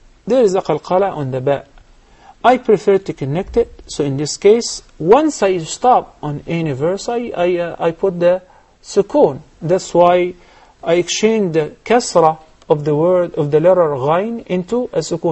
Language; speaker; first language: English; non-native, fluent; Arabic